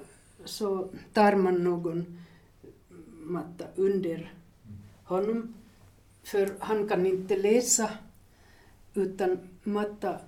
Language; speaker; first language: Swedish; non-native, fluent; Finnish